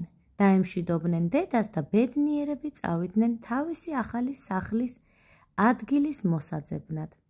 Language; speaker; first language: Georgian; native; Georgian